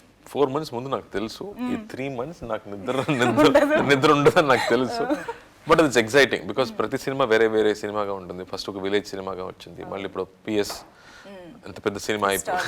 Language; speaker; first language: Telugu; non-native, local second language; Tamil